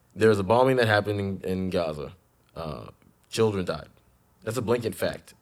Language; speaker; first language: English; native; English